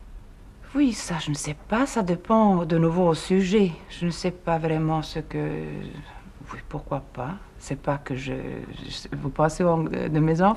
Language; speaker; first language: French; non-native, fluent; Swedish